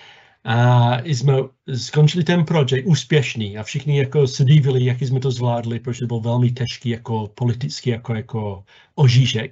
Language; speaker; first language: Czech; non-native, fluent; English